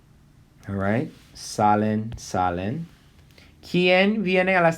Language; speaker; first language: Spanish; non-native, fluent; English